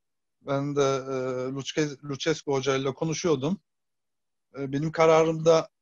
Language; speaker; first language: Turkish; early bilingual, heritage; Turkish